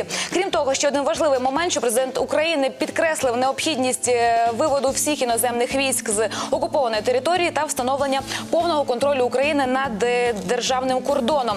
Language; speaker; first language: Ukrainian; native; Ukrainian